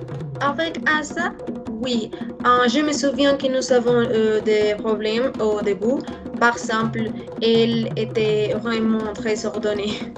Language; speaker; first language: French; non-native, learner; Spanish